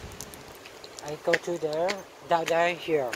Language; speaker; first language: English; non-native, learner; Thai